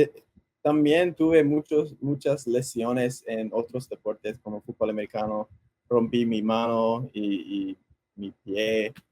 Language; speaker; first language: Spanish; early bilingual, heritage; English